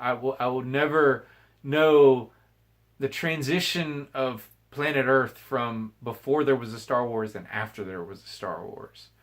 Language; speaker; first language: English; native; English